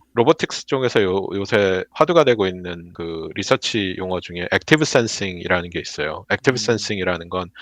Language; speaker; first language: Korean; native; Korean